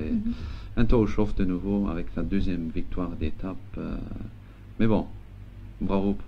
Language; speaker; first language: French; non-native, local second language; Luxembourgish